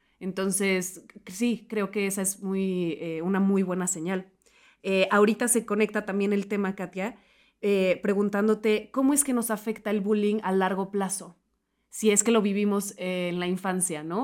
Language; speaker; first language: Spanish; native; Spanish